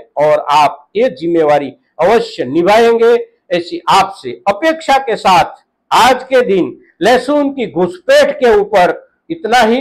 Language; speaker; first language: Hindi; non-native, local second language; Gujarati